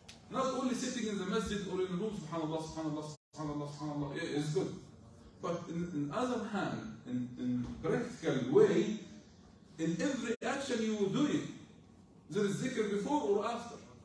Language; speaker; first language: English; non-native, fluent; Arabic